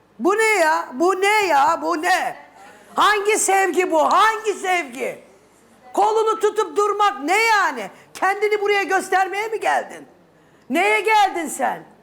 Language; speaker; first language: Turkish; native; Turkish